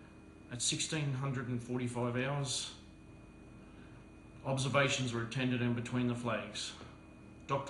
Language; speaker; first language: English; native; English